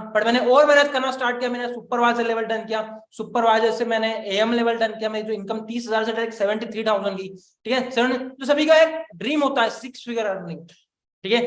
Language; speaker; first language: Hindi; non-native, local second language; Marathi